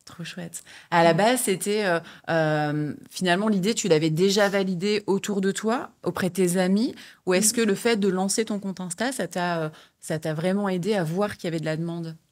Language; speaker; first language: French; native; French